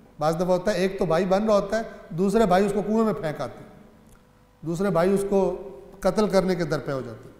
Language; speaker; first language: Urdu; non-native, local second language; Punjabi